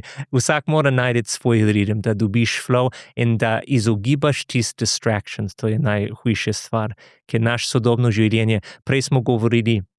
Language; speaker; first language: Slovenian; non-native, fluent; English